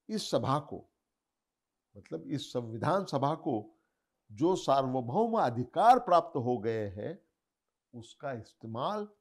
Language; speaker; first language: Hindi; non-native, local second language; Marathi